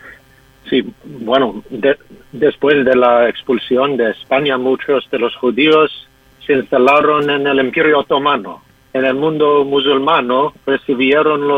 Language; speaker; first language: Spanish; non-native, fluent; English